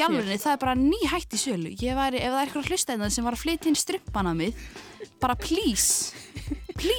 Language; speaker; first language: Icelandic; native; Icelandic